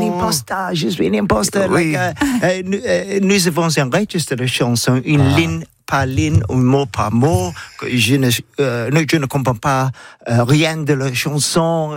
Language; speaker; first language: French; non-native, learner; English